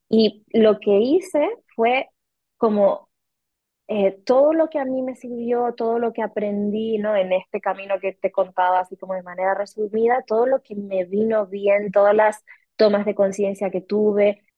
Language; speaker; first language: Spanish; native; Spanish